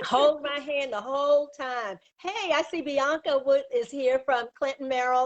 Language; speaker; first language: English; native; English